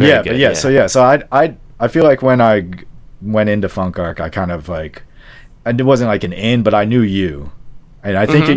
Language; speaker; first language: English; native; English